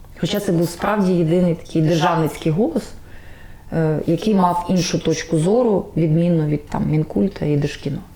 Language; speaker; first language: Ukrainian; native; Ukrainian